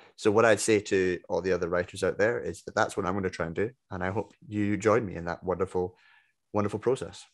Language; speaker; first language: English; native; English